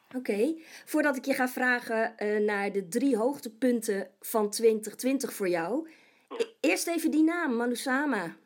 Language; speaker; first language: Dutch; native; Dutch